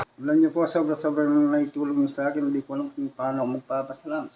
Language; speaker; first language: Filipino; native; Filipino